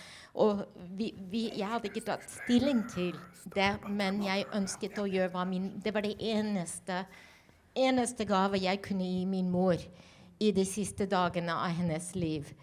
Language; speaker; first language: Norwegian; non-native, fluent; English